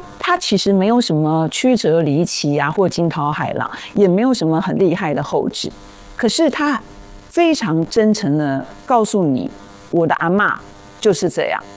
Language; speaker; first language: Chinese; native; Chinese